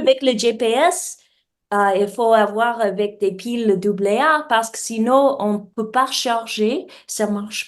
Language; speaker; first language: French; non-native, learner; English